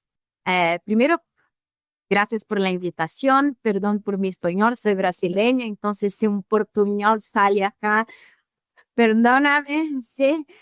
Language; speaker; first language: Spanish; non-native, fluent; Portuguese